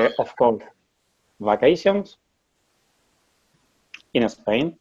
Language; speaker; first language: English; non-native, learner; Spanish